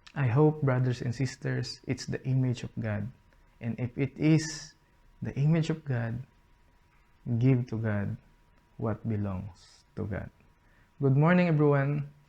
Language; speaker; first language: English; non-native, local second language; Cebuano